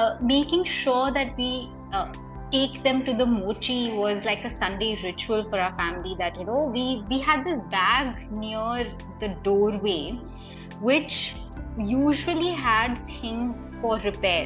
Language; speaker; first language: English; non-native, local second language; Hindi